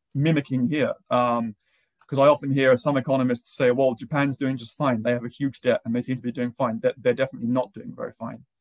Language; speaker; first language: English; native; English